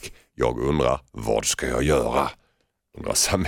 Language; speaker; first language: Swedish; native; Swedish